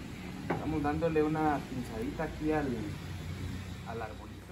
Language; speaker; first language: Spanish; native; Spanish